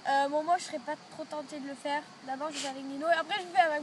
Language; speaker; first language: French; native; French